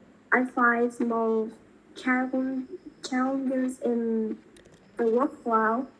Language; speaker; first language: English; non-native, learner; Vietnamese